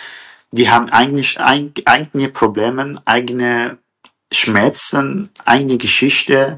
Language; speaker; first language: German; non-native, learner; Kurdish